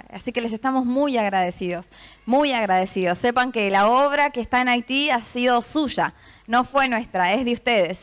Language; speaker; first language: Spanish; native; Spanish